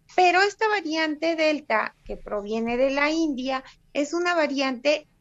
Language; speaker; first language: Spanish; non-native, fluent; Russian